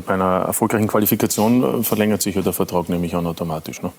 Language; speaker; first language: German; native; German